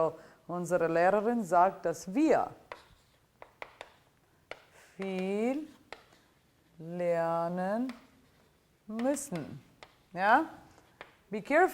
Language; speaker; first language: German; non-native, fluent; English